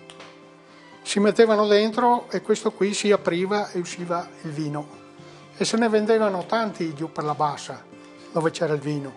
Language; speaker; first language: Italian; native; Italian